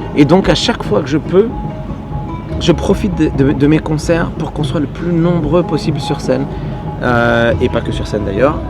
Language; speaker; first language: French; early bilingual, other home language; Arabic